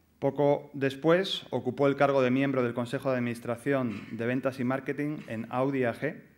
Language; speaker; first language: Spanish; native; Spanish